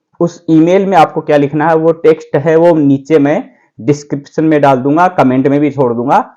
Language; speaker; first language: Hindi; native; Hindi